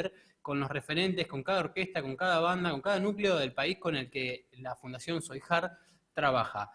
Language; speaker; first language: Spanish; native; Spanish